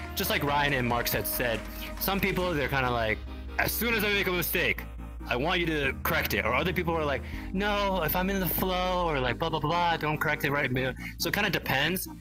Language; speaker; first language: English; native; English